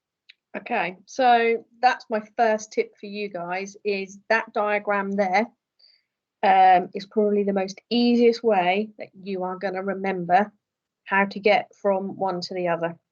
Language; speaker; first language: English; native; English